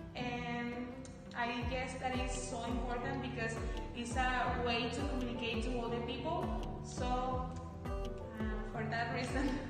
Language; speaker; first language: English; non-native, fluent; Spanish